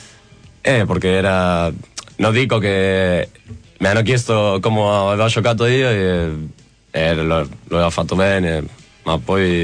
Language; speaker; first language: Italian; non-native, fluent; Spanish